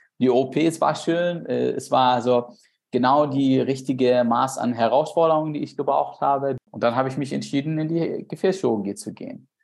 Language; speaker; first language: German; non-native, fluent; Arabic